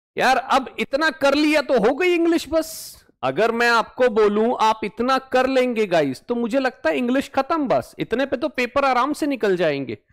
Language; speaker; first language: Hindi; native; Hindi